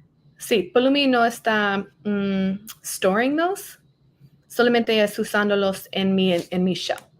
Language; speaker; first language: Spanish; non-native, learner; English